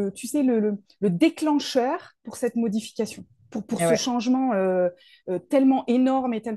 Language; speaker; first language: French; native; French